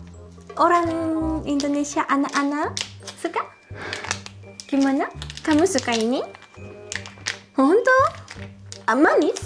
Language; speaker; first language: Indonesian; non-native, learner; Japanese